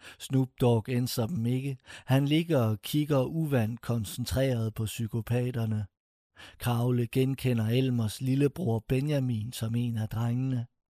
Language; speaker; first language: Danish; native; Danish